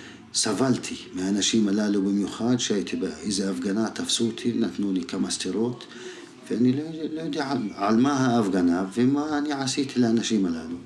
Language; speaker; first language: Hebrew; non-native, local second language; Arabic